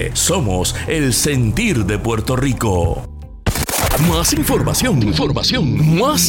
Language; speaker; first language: Spanish; native; Spanish